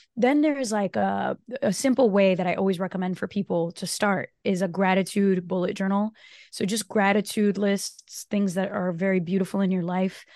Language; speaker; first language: English; non-native, fluent; Portuguese